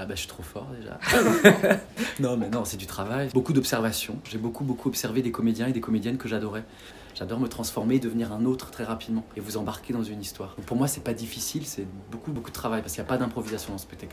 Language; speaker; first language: French; native; French